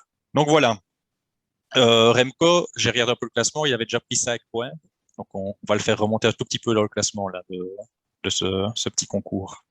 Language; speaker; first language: French; native; French